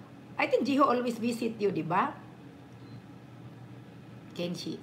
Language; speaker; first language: English; non-native, local second language; Filipino